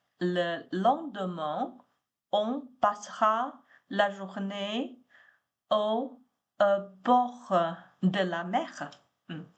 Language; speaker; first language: French; non-native, learner; Chinese